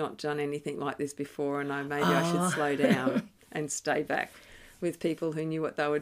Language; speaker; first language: English; native; English